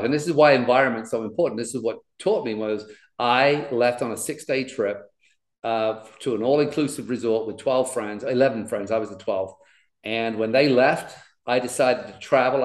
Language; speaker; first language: English; native; English